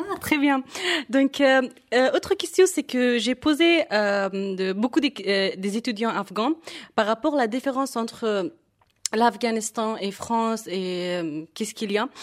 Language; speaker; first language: French; non-native, fluent; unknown